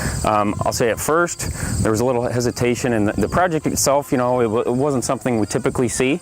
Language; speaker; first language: English; native; English